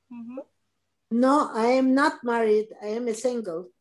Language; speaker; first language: English; non-native, learner; Turkish